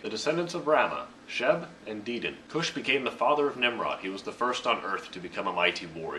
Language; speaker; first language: English; native; English